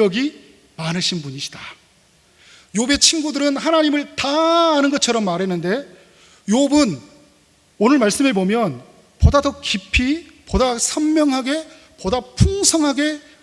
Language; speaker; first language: Korean; native; Korean